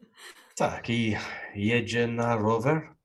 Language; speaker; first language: Polish; non-native, learner; English